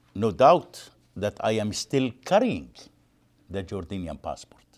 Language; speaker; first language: English; non-native, fluent; Arabic